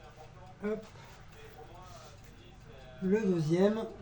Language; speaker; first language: French; native; French